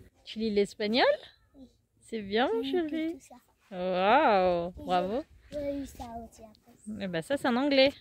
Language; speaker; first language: French; native; French